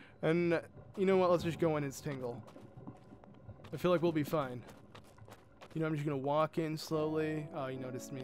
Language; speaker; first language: English; native; English